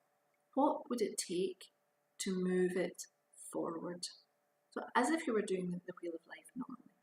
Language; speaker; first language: English; native; English